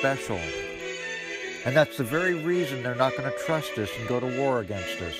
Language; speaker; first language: English; native; English